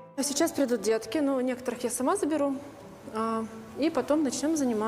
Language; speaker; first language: Russian; native; Russian